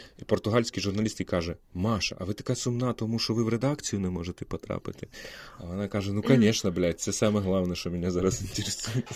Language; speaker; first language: Ukrainian; non-native, local second language; Russian